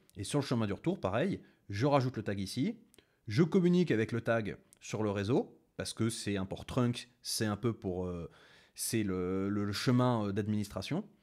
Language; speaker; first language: French; native; French